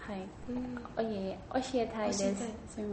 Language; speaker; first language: Japanese; non-native, learner; Indonesian